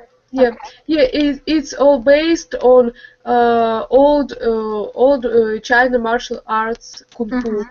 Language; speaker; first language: English; non-native, learner; Russian